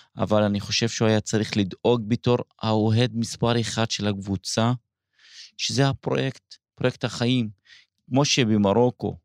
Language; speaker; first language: Hebrew; non-native, local second language; Arabic